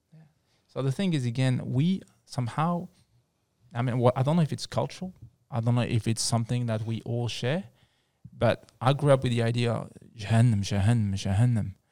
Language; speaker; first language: English; non-native, fluent; French